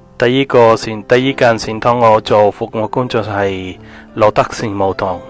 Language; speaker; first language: Cantonese; non-native, learner; Spanish